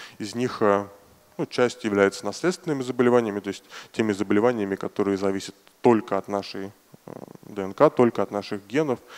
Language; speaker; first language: Russian; native; Russian